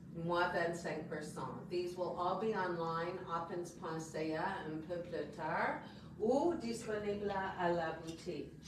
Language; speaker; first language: French; non-native, fluent; English